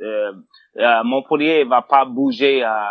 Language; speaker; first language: French; non-native, fluent; English